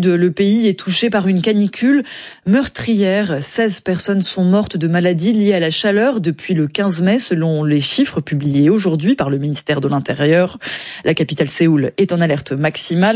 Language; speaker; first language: French; native; French